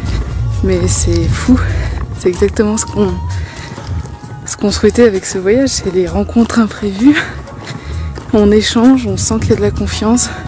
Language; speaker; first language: French; native; French